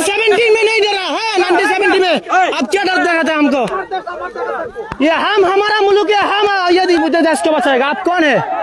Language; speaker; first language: Hindi; non-native, learner; Bangla